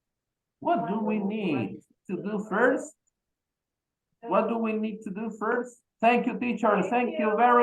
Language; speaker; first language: English; non-native, fluent; Spanish